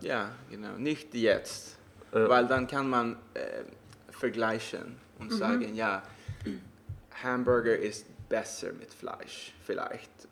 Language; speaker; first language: German; non-native, learner; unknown